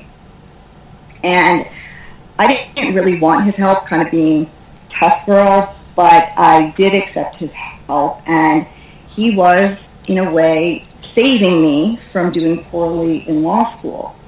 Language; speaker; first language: English; native; English